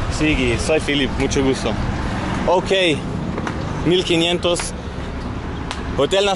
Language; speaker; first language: Spanish; non-native, fluent; Dutch